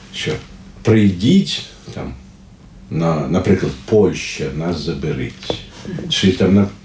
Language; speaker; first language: Ukrainian; non-native, fluent; Russian